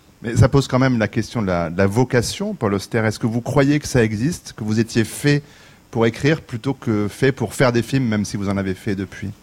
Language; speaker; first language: French; native; French